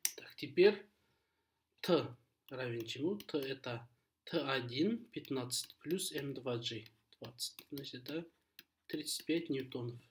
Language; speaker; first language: Russian; non-native, local second language; Kazakh